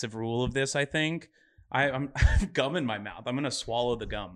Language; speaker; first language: English; native; English